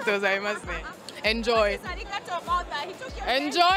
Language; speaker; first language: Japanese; non-native, learner; English